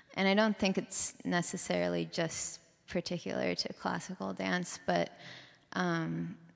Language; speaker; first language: English; native; English